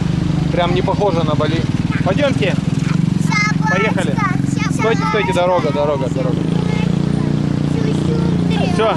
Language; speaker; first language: Russian; native; Russian